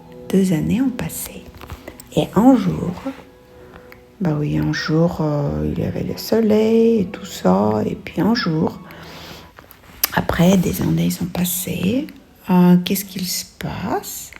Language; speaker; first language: French; non-native, fluent; Russian